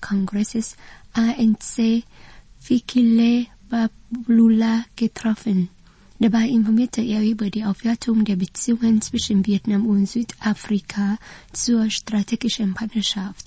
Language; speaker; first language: German; non-native, fluent; Vietnamese